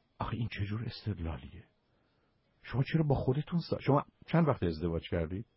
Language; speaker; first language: Persian; native; Persian